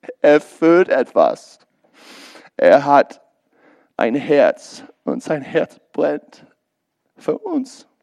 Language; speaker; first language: German; non-native, learner; English